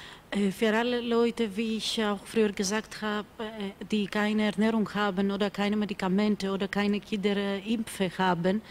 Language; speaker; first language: German; non-native, fluent; Greek